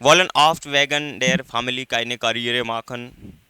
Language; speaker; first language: German; non-native, fluent; Hindi